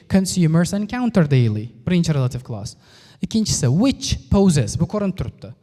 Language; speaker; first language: English; non-native, fluent; Uzbek